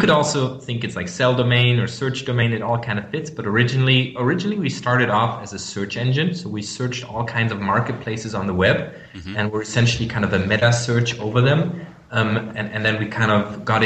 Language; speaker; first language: English; non-native, fluent; German